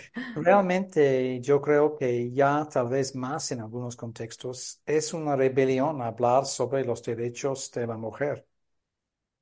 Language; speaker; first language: Spanish; non-native, fluent; English